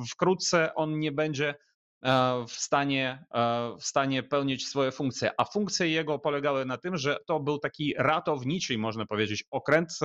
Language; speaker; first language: Polish; non-native, fluent; Ukrainian